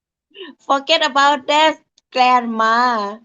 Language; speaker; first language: English; non-native, learner; Thai